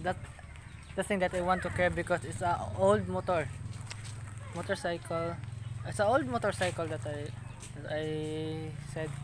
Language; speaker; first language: English; non-native, learner; Filipino